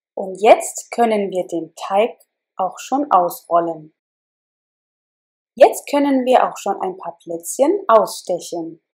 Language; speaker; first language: German; native; German